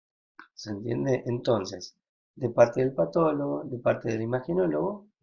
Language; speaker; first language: Spanish; native; Spanish